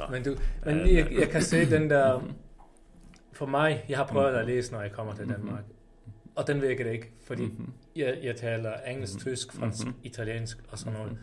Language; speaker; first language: Danish; non-native, fluent; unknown